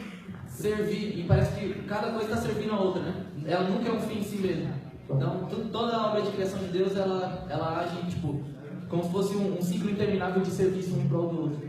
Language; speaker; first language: Portuguese; native; Portuguese